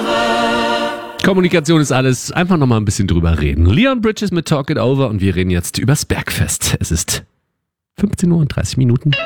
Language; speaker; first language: German; native; German